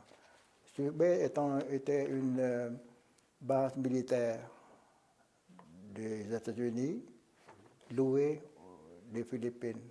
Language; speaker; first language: French; non-native, local second language; Vietnamese